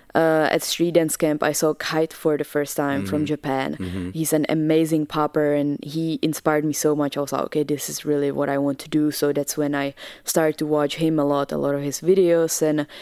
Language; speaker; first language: English; non-native, fluent; Czech